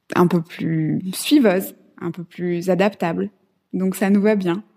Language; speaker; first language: French; native; French